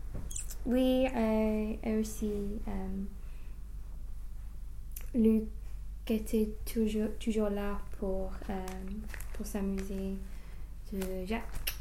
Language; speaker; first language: French; non-native, learner; English